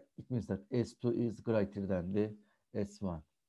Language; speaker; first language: English; non-native, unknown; Turkish